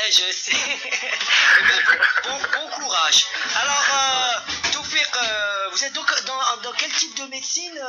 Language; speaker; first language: French; non-native, local second language; Arabic